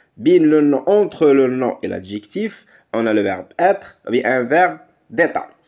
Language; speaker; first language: French; non-native, local second language; Arabic